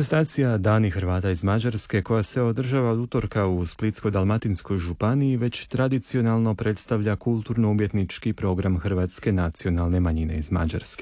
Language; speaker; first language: Serbian; native; Serbian